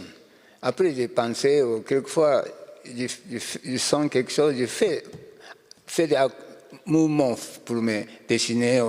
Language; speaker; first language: French; non-native, learner; Japanese